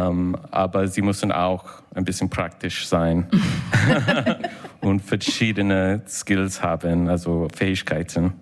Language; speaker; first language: German; non-native, learner; English